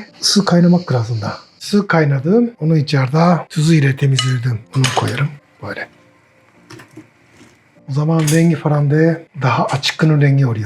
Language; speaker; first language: Turkish; non-native, learner; Japanese